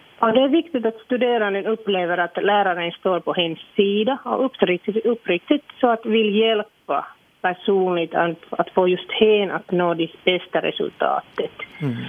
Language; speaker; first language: Swedish; non-native, local second language; Finnish